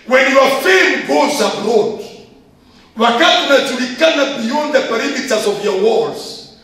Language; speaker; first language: English; non-native, local second language; Swahili